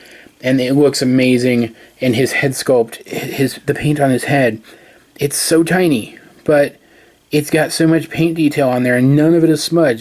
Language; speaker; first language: English; native; English